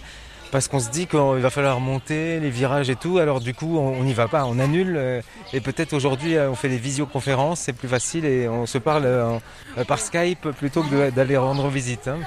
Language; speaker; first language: French; native; French